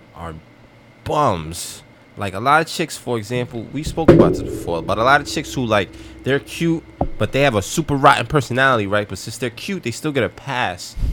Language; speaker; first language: English; native; English